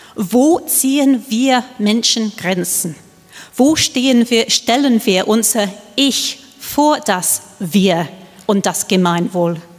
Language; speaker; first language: German; non-native, fluent; English